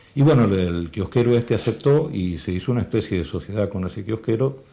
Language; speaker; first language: Spanish; native; Spanish